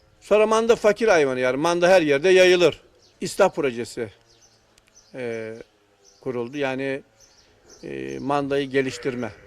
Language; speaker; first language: Turkish; native; Turkish